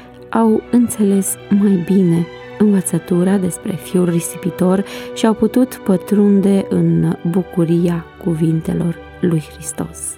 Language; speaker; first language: Romanian; native; Romanian